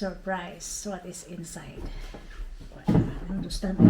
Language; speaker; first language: English; non-native, learner; Cebuano